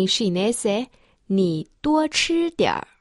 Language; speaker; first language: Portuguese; non-native, fluent; Chinese